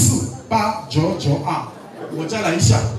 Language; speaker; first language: Chinese; non-native, learner; French